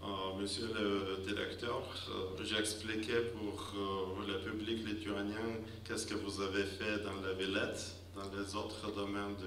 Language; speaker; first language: French; non-native, fluent; Lithuanian